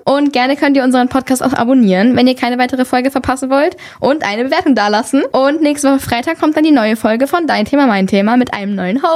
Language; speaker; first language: German; native; German